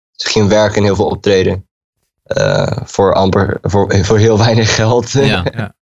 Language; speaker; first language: Dutch; native; Dutch